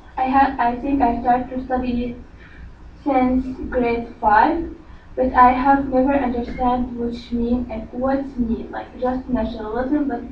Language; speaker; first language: English; non-native, learner; Arabic